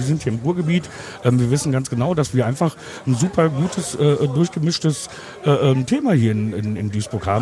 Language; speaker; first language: German; native; German